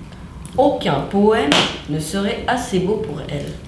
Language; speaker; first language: French; non-native, fluent; Czech